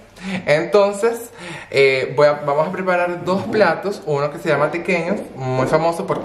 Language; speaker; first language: Spanish; native; Spanish